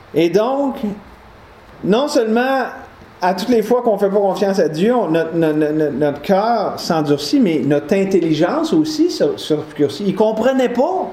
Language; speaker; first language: French; native; French